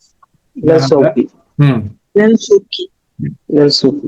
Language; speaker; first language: Arabic; non-native, learner; Tamil